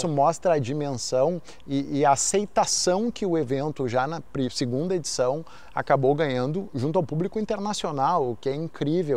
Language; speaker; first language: Portuguese; native; Portuguese